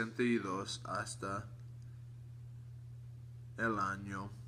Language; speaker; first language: Spanish; non-native, learner; English